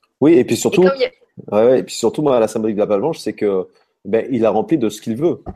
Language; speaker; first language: French; native; French